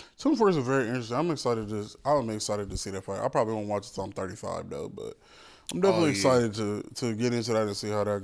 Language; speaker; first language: English; native; English